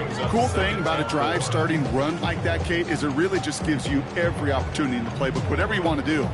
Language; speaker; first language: English; native; English